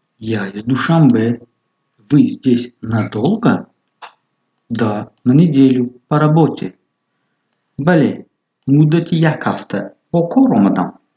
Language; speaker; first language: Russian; non-native, local second language; Tajik